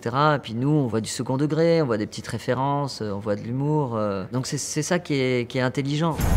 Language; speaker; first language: French; native; French